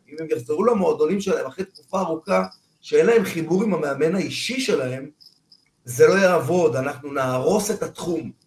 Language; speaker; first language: Hebrew; non-native, fluent; Spanish